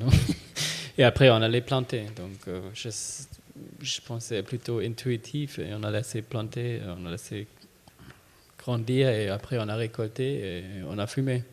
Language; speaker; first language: French; non-native, fluent; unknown